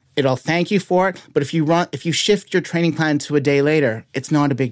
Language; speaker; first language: English; native; English